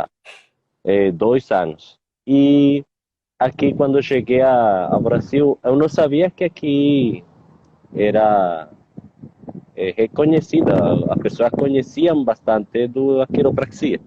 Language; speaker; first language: Portuguese; non-native, learner; Spanish